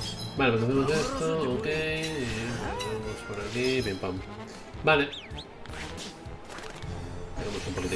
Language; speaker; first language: Spanish; native; Spanish